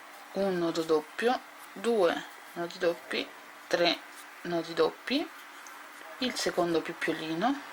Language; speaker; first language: Italian; native; Italian